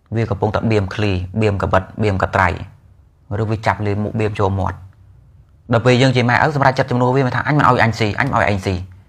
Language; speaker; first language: Khmer; native; Khmer